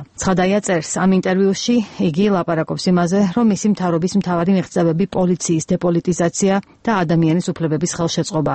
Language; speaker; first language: Georgian; native; Georgian